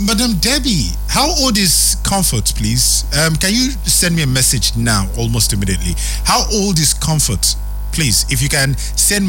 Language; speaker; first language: English; non-native, local second language; Igbo